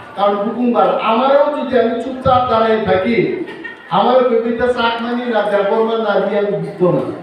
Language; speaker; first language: Bangla; non-native, local second language; Kok Borok